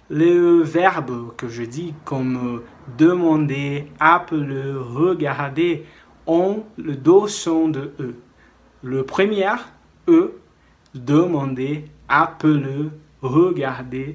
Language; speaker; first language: French; non-native, fluent; Portuguese